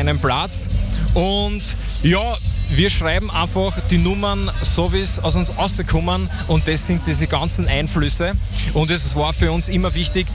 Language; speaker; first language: German; non-native, local second language; Croatian